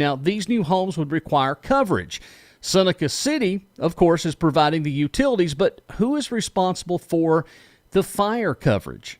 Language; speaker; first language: English; native; English